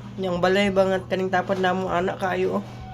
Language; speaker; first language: Cebuano; native; Cebuano